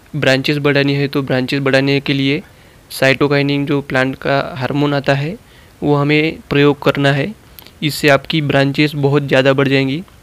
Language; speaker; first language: Hindi; non-native, local second language; Marathi